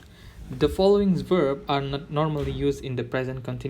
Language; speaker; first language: English; non-native, fluent; Indonesian